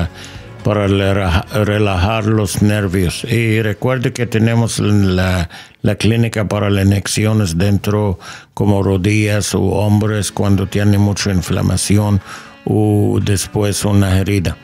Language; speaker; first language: Spanish; non-native, fluent; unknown